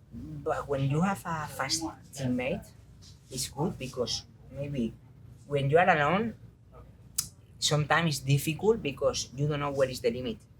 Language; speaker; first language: English; non-native, learner; Spanish